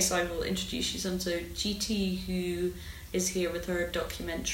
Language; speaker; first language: English; native; English